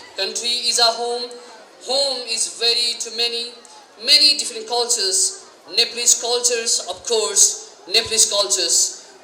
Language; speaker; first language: English; non-native, local second language; Nepali